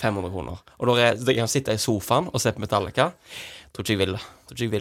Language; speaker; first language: Norwegian; native; Norwegian